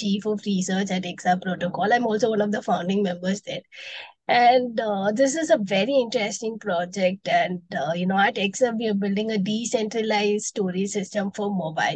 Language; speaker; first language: English; non-native, local second language; Tamil